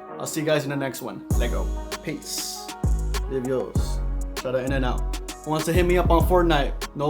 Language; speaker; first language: English; native; English